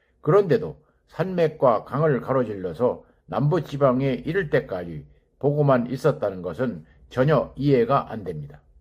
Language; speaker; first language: Korean; native; Korean